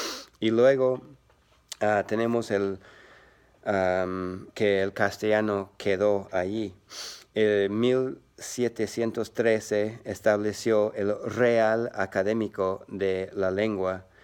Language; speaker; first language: Spanish; non-native, learner; English